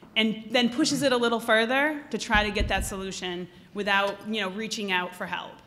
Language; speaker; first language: English; native; English